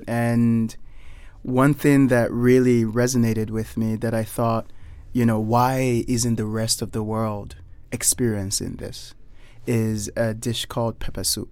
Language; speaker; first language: English; non-native, local second language; Yoruba